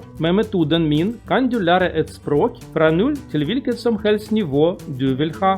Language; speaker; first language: Norwegian; non-native, learner; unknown